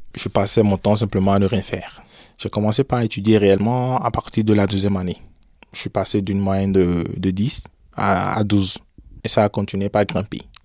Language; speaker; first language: French; non-native, local second language; Fon